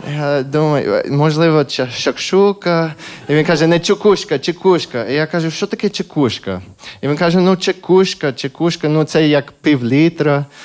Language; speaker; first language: Ukrainian; non-native, fluent; English